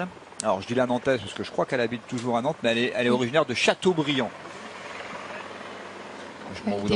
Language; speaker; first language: French; native; French